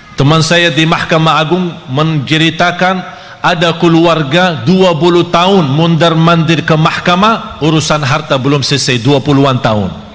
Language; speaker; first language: Malay; non-native, fluent; Arabic